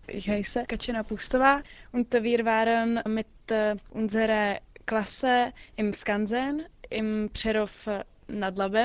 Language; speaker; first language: German; non-native, learner; Czech